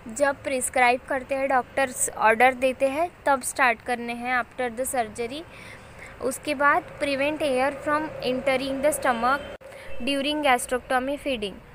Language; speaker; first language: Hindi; non-native, local second language; Marathi